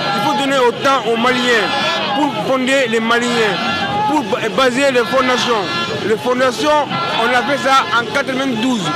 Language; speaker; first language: French; non-native, local second language; Bambara